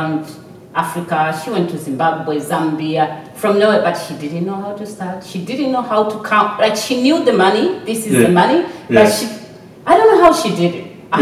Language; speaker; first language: English; non-native, local second language; Swahili